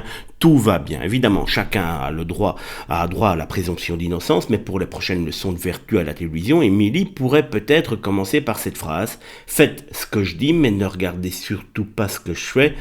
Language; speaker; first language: French; native; French